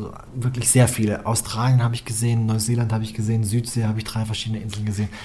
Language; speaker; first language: German; native; German